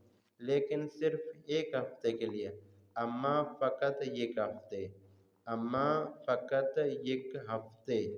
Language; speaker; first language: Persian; non-native, fluent; Urdu